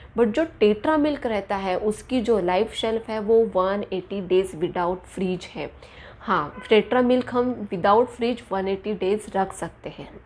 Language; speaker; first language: Hindi; non-native, local second language; Marathi